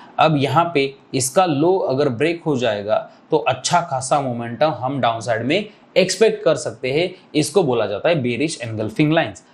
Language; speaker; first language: Hindi; non-native, local second language; Marathi